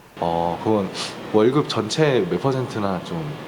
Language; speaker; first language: Korean; native; Korean